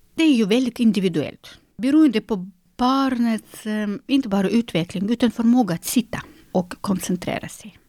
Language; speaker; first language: Swedish; non-native, fluent; Russian